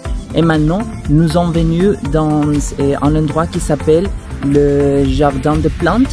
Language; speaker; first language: French; non-native, fluent; Spanish